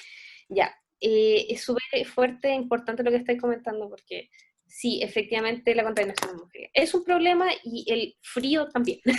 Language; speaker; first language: Spanish; native; Spanish